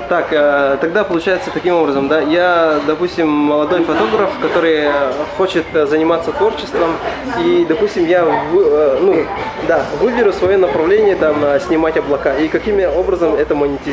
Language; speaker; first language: Russian; native; Russian